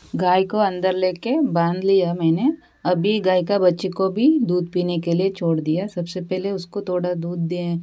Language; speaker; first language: Hindi; non-native, local second language; Kannada